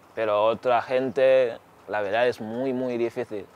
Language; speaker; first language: Spanish; non-native, fluent; Ganda